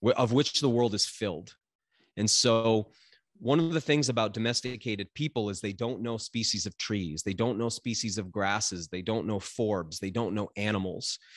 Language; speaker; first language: English; native; English